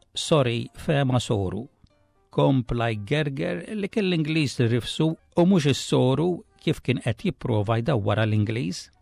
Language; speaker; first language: Maltese; native; Maltese